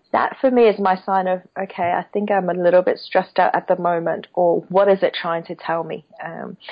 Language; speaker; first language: English; non-native, local second language; Cantonese